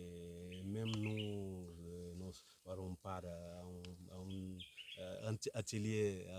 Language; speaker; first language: French; non-native, learner; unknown